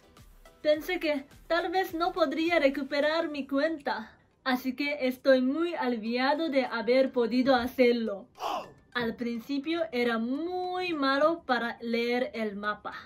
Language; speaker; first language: Spanish; non-native, learner; Japanese